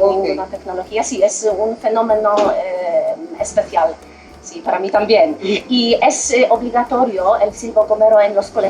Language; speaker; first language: Spanish; non-native, fluent; Polish